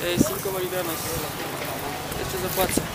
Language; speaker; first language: Spanish; non-native, learner; Polish